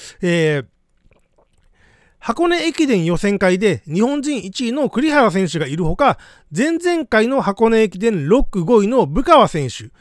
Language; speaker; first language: Japanese; native; Japanese